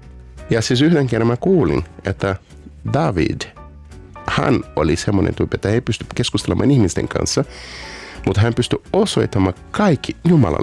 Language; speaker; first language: Finnish; non-native, fluent; Portuguese